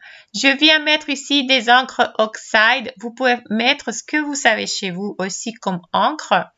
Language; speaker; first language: French; non-native, fluent; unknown